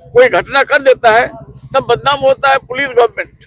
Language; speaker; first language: Hindi; non-native, local second language; Bangla